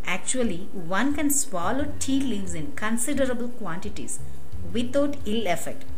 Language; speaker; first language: English; non-native, local second language; Tamil